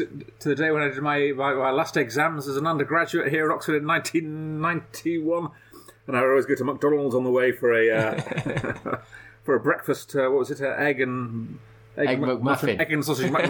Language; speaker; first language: English; native; English